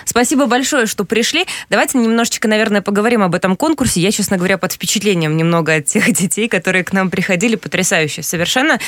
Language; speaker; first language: Russian; native; Russian